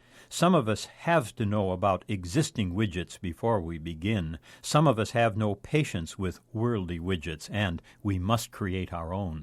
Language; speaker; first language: English; native; English